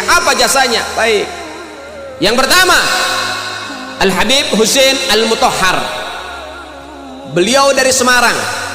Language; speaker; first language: Indonesian; native; Indonesian